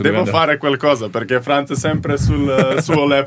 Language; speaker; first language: Italian; non-native, learner; Slovenian